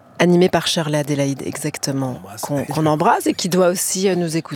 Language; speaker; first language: French; native; French